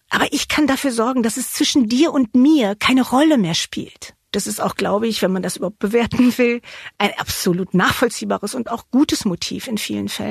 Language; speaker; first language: German; native; German